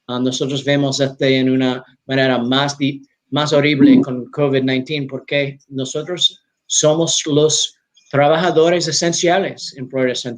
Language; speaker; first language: Spanish; non-native, learner; English